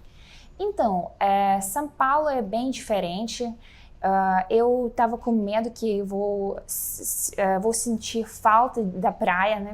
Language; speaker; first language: Portuguese; non-native, fluent; Russian